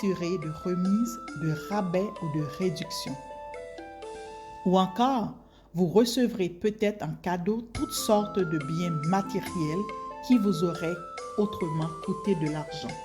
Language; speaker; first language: French; native; French